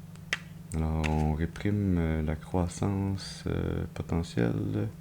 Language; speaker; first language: French; native; French